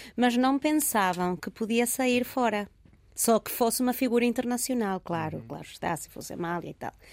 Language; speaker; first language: Portuguese; early bilingual, heritage; Portuguese